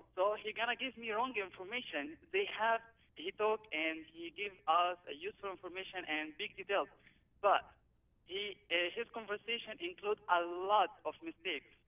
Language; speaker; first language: English; non-native, learner; Arabic